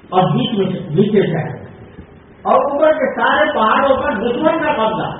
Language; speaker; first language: Urdu; native; Urdu